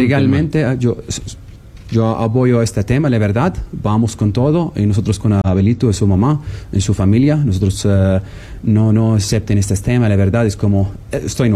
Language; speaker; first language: Spanish; non-native, learner; Arabic